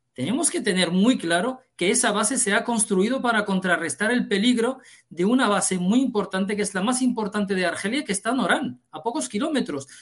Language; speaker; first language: Spanish; early bilingual, heritage; Arabic